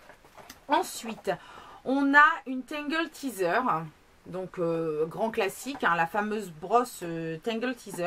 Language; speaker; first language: French; native; French